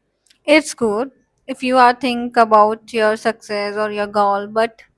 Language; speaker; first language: English; non-native, learner; Hindi